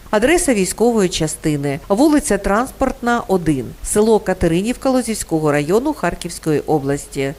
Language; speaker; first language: Ukrainian; native; Ukrainian